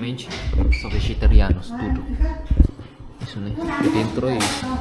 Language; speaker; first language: Portuguese; non-native, learner; Indonesian